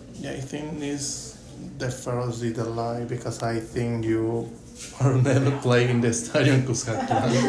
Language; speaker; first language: English; non-native, learner; Spanish